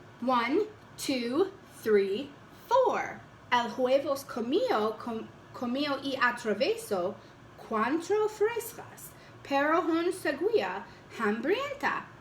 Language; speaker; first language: Spanish; non-native, learner; English